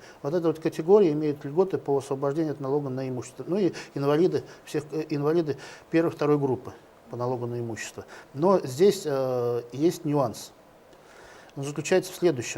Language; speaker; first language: Russian; native; Russian